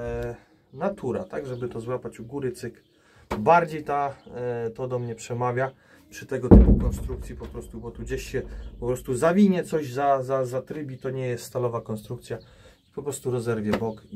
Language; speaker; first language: Polish; native; Polish